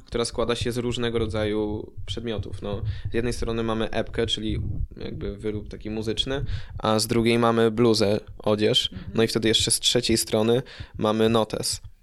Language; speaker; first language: Polish; early bilingual, heritage; Polish